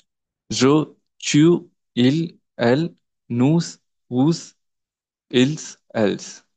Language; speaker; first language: French; non-native, learner; Telugu